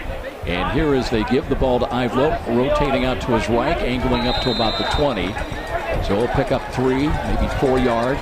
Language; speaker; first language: English; native; English